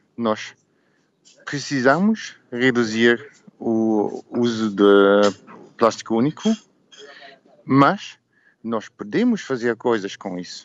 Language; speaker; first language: Portuguese; non-native, learner; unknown